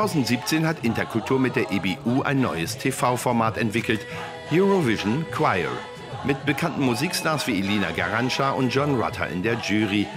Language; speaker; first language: German; native; German